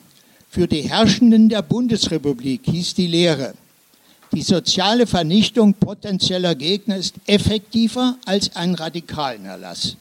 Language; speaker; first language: German; native; German